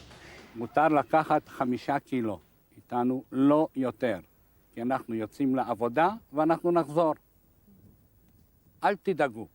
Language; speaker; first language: Hebrew; non-native, fluent; Hungarian